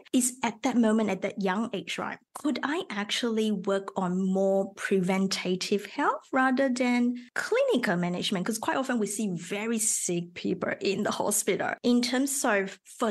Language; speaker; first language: English; non-native, local second language; Chinese